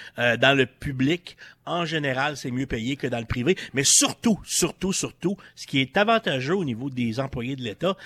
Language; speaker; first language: French; native; French